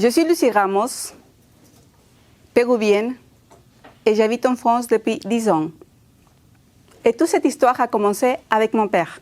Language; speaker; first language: French; non-native, fluent; Spanish